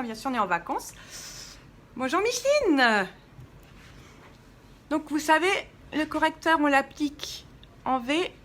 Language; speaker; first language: French; native; French